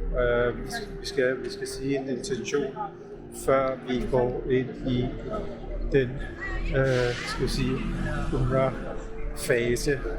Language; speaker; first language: Danish; early bilingual, other home language; Urdu